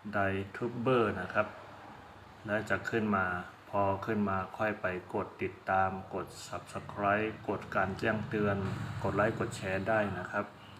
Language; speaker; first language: Thai; non-native, local second language; Shan